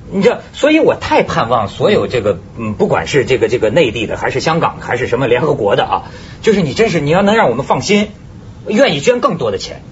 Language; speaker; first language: Chinese; native; Chinese